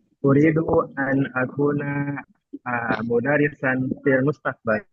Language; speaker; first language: Arabic; non-native, learner; Indonesian